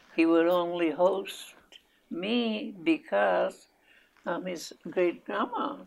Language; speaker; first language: English; early bilingual, other home language; Spanish